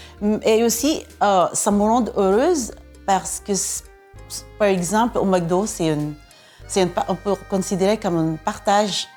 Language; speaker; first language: French; non-native, fluent; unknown